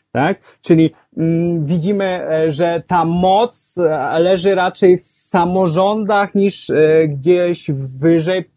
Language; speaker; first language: Polish; native; Polish